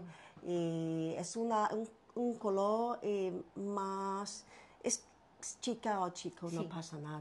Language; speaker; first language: Spanish; non-native, learner; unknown